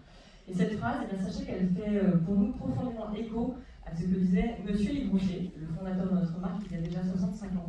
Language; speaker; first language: French; native; French